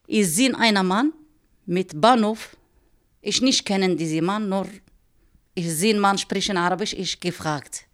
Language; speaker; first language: German; non-native, learner; Arabic